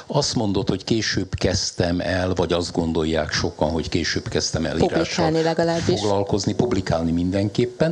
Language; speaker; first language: Hungarian; native; Hungarian